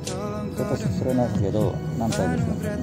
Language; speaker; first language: Japanese; non-native, fluent; Indonesian